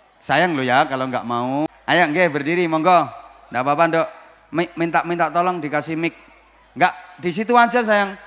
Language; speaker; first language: Indonesian; non-native, local second language; Javanese